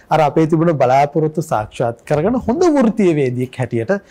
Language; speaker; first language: Sinhala; native; Sinhala